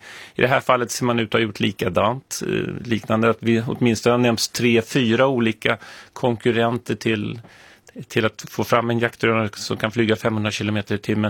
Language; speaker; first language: Swedish; native; Swedish